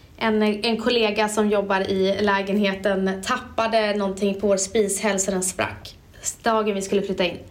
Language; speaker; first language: Swedish; early bilingual, other home language; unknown